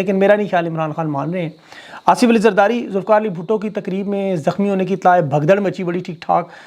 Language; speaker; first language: Urdu; native; Urdu